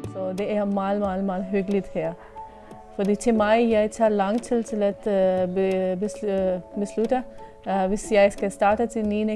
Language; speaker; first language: Danish; non-native, learner; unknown